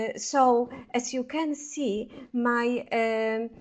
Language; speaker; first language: English; non-native, fluent; Polish